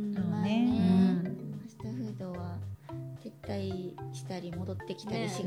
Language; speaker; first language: Japanese; native; Japanese